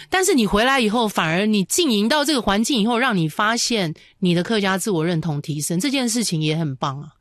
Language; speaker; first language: Chinese; native; Chinese